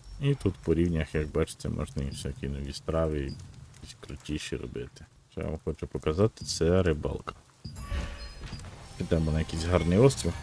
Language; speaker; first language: Ukrainian; native; Ukrainian